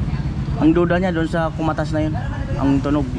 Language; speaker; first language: Filipino; native; Filipino